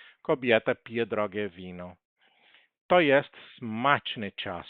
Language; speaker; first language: Polish; non-native, learner; Portuguese